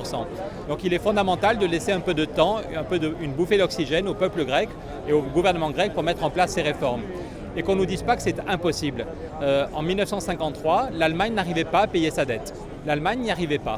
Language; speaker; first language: French; native; French